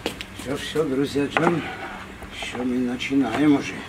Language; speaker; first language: Russian; non-native, fluent; Armenian